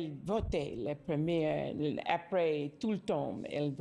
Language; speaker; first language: French; non-native, learner; English